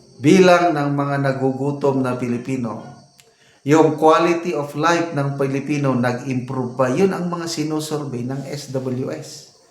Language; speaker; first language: Filipino; non-native, local second language; Cebuano